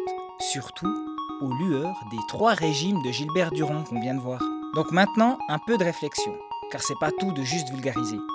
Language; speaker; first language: French; native; French